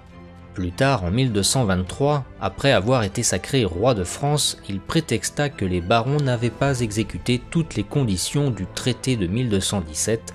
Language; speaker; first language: French; native; French